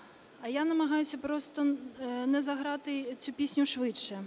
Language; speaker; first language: Ukrainian; native; Ukrainian